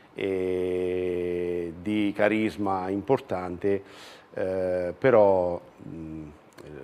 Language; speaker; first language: Italian; native; Italian